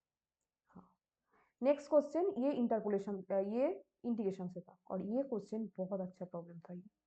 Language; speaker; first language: Hindi; native; Hindi